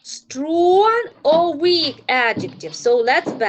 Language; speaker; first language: English; non-native, fluent; Ukrainian